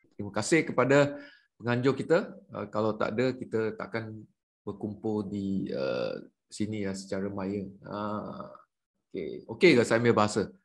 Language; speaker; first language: Malay; native; Malay